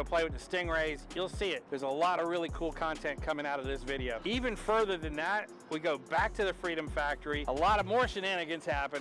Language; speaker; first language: English; native; English